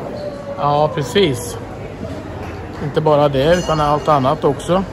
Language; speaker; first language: Swedish; native; Swedish